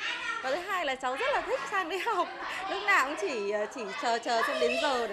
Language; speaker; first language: Vietnamese; native; Vietnamese